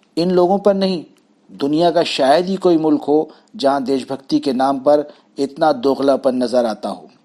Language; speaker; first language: Urdu; native; Urdu